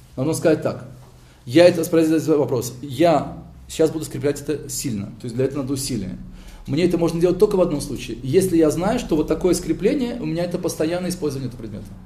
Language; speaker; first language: Russian; early bilingual, heritage; Hebrew